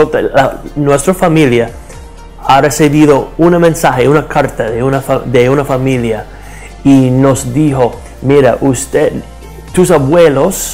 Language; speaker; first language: Spanish; non-native, learner; English